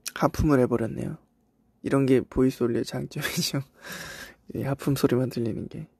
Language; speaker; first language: Korean; native; Korean